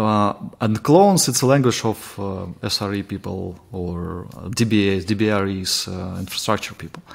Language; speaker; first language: English; non-native, fluent; Russian